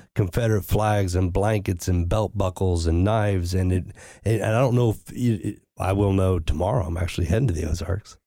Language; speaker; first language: English; native; English